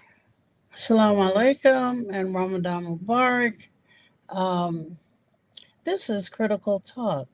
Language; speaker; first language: English; native; English